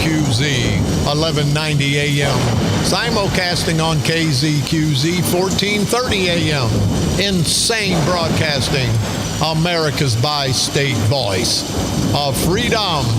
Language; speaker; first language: English; native; English